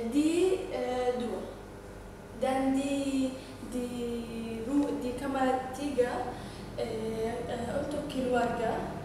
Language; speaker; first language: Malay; non-native, learner; Arabic